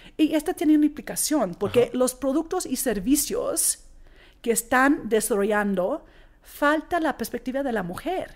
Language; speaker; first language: Spanish; non-native, fluent; English